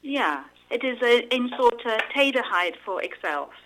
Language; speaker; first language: Dutch; non-native, learner; English